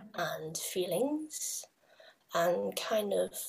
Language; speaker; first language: English; non-native, local second language; Cantonese